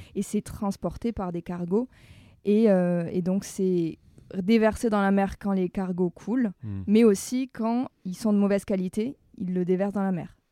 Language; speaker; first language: French; native; French